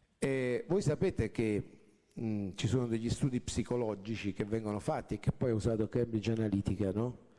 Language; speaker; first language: Italian; native; Italian